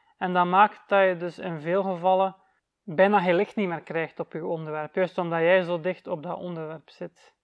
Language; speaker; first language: Dutch; native; Dutch